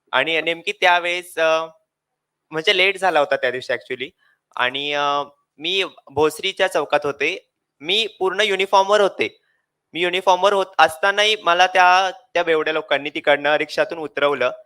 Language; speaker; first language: Marathi; native; Marathi